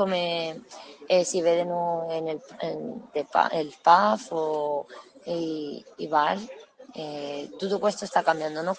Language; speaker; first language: Italian; non-native, learner; Spanish